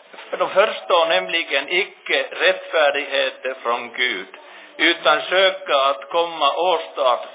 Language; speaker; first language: Swedish; non-native, local second language; Finnish